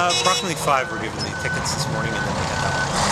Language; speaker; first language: English; native; English